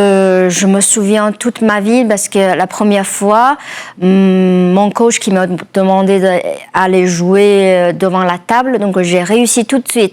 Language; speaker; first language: French; non-native, fluent; Chinese